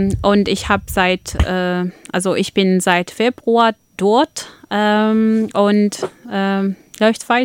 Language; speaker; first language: German; non-native, fluent; Arabic